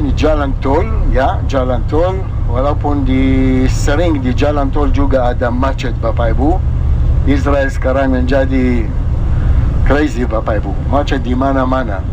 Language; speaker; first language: Indonesian; non-native, fluent; Hebrew